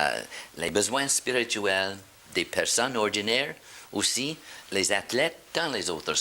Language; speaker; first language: French; non-native, fluent; English